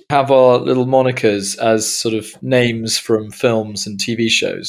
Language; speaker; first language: English; native; English